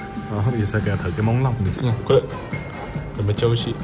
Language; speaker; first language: Japanese; non-native, learner; Vietnamese